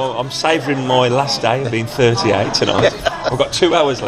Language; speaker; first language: English; native; English